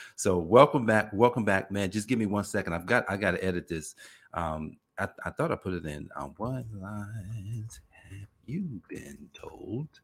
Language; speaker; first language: English; native; English